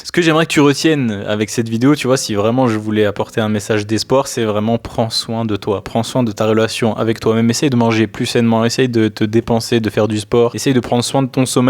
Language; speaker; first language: French; native; French